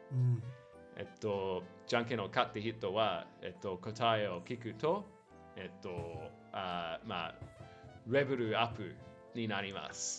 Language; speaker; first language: Japanese; non-native, learner; English